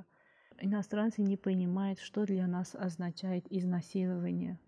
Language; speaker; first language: Russian; non-native, fluent; Azerbaijani